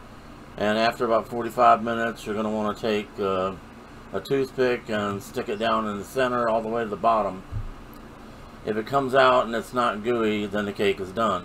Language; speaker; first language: English; native; English